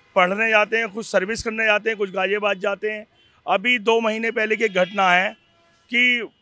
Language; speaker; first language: Hindi; native; Hindi